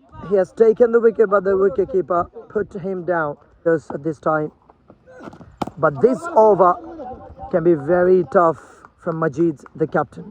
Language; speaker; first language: English; non-native, local second language; Malayalam